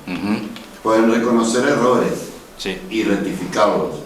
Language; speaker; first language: Spanish; native; Spanish